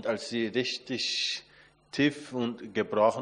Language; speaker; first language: German; non-native, fluent; Portuguese